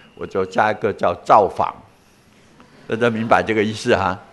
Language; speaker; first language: Chinese; non-native, local second language; Cantonese